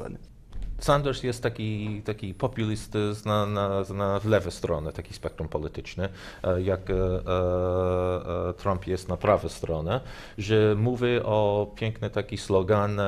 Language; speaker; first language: Polish; non-native, learner; English